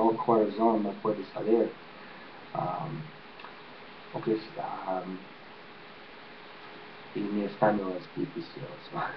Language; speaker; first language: Spanish; non-native, learner; English